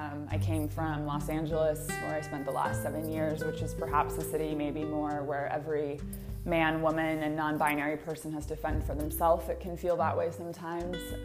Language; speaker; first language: English; native; English